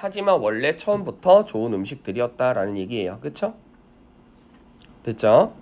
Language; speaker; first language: Korean; native; Korean